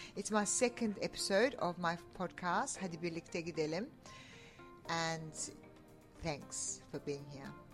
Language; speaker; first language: English; non-native, fluent; Turkish